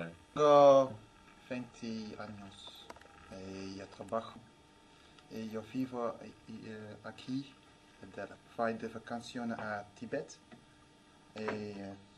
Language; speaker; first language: Spanish; non-native, learner; Dutch